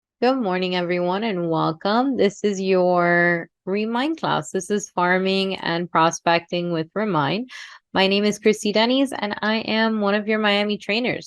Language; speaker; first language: English; native; English